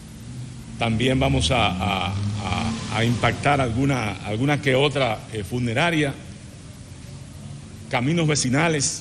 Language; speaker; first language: Spanish; native; Spanish